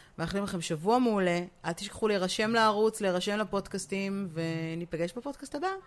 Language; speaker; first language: Hebrew; native; Hebrew